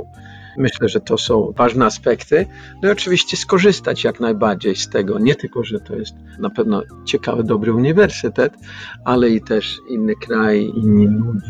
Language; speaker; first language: Polish; early bilingual, heritage; Polish